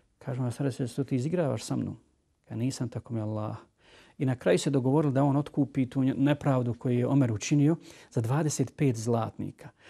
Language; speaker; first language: Bosnian; native; Bosnian